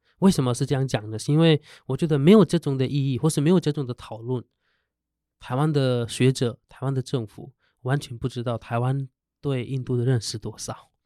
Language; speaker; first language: Chinese; non-native, fluent; Hindi